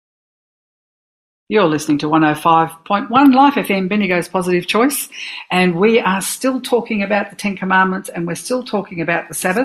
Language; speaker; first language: English; native; English